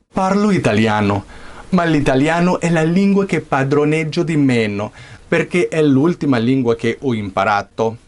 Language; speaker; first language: Italian; non-native, fluent; English